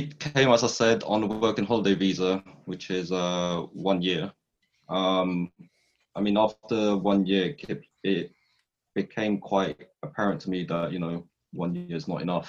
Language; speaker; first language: English; native; English